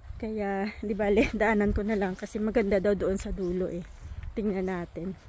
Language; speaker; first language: Filipino; non-native, local second language; Hiligaynon